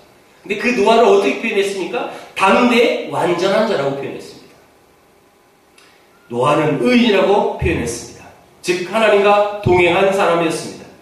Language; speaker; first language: Korean; native; Korean